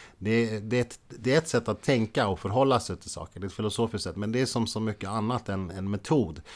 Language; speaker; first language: Swedish; native; Swedish